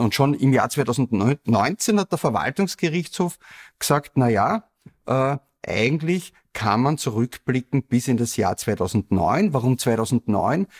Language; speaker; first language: German; native; German